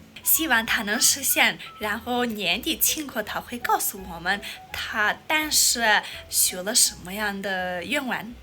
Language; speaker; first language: Chinese; non-native, fluent; Armenian